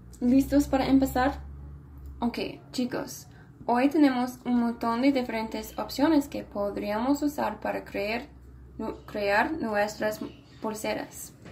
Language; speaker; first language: Spanish; non-native, fluent; English